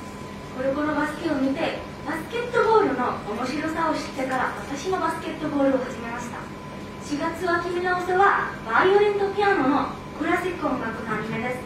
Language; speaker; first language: Japanese; non-native, fluent; Bangla